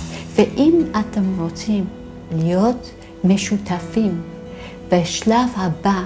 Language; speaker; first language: Hebrew; non-native, fluent; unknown